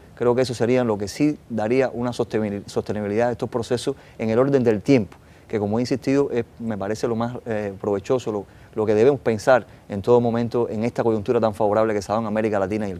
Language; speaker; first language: Spanish; native; Spanish